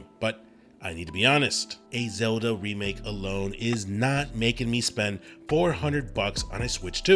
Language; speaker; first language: English; native; English